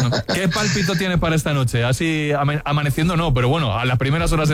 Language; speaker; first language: Spanish; native; Spanish